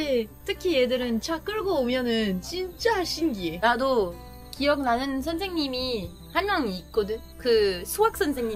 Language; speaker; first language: Korean; non-native, fluent; French